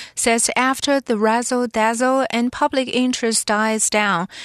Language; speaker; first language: English; non-native, fluent; Chinese